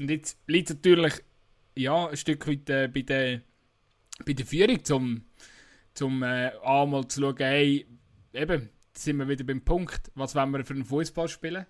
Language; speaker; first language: German; native; German